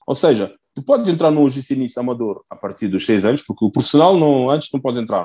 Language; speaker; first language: Portuguese; early bilingual, other home language; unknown